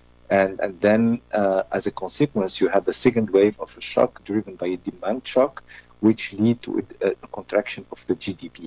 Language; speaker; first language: English; non-native, fluent; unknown